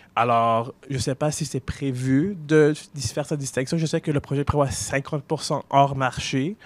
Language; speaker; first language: French; native; French